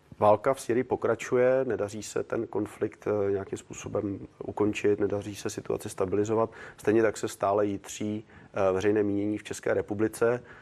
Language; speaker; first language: Czech; native; Czech